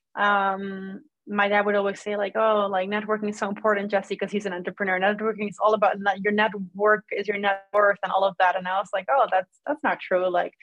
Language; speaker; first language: English; non-native, fluent; Dutch